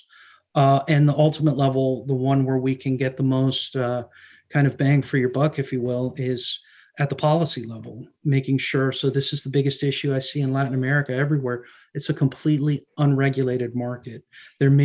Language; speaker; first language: English; native; English